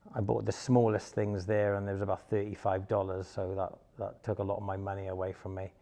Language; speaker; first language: English; native; English